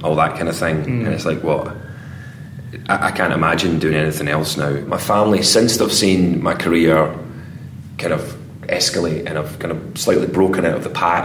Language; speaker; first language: English; native; English